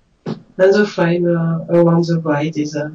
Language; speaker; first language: English; non-native, learner; French